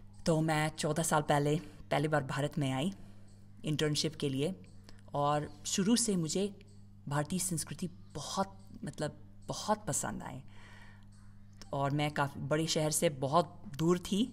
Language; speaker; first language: Hindi; non-native, fluent; English